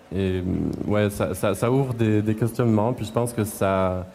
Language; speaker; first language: French; native; French